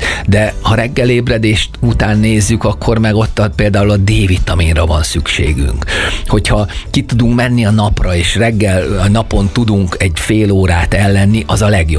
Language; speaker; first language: Hungarian; native; Hungarian